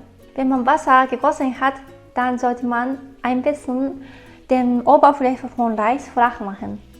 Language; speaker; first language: German; non-native, fluent; Japanese